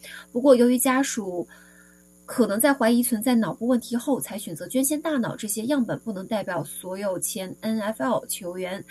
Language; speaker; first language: Chinese; native; Chinese